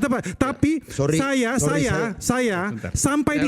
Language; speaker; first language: Indonesian; native; Indonesian